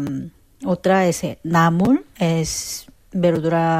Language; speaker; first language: Spanish; non-native, learner; Korean